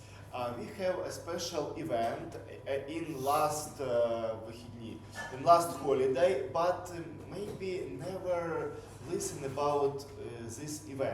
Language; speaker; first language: English; non-native, learner; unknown